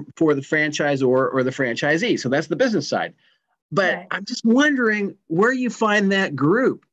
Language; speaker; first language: English; native; English